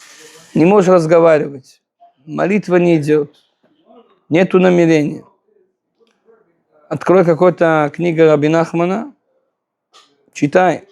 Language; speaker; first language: Russian; non-native, fluent; Hebrew